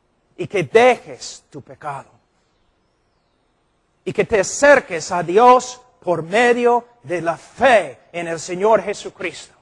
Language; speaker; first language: Spanish; non-native, fluent; English